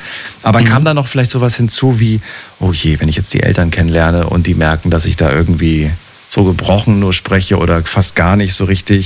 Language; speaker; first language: German; native; German